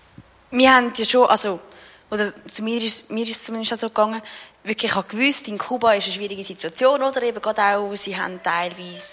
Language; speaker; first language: German; native; German